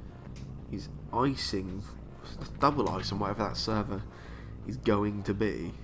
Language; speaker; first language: English; native; English